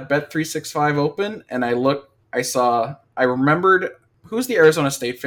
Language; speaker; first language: English; native; English